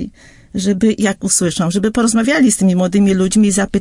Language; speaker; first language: Polish; native; Polish